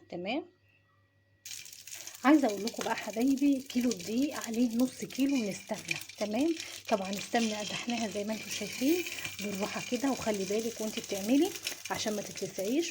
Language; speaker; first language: Arabic; native; Arabic